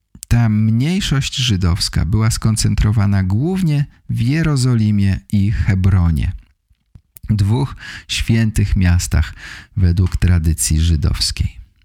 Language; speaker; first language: Polish; native; Polish